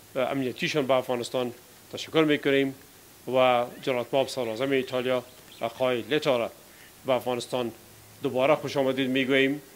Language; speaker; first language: Persian; non-native, local second language; Pashto